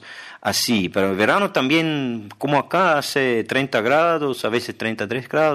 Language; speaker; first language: Spanish; non-native, fluent; German